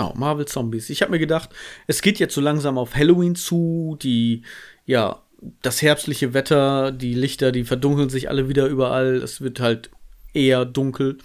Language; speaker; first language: German; native; German